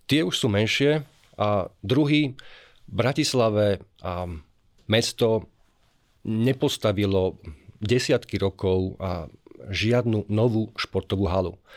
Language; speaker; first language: Slovak; native; Slovak